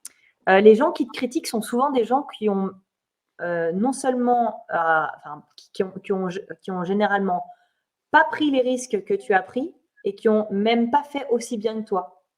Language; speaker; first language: French; native; French